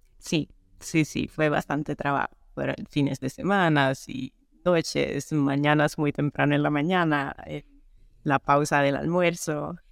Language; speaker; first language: Spanish; non-native, fluent; Italian